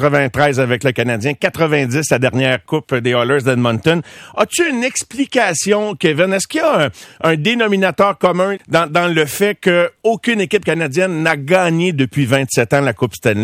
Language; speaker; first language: French; native; French